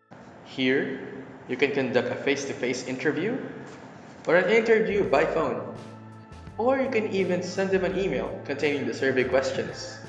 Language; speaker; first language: English; non-native, local second language; Filipino